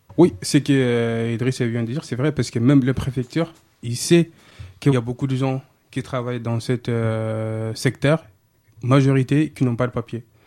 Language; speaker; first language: French; non-native, fluent; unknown